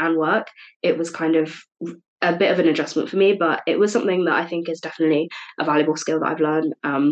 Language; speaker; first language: English; native; English